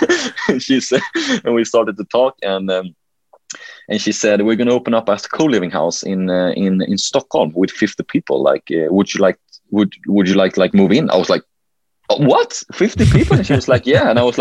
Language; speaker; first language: English; non-native, fluent; Swedish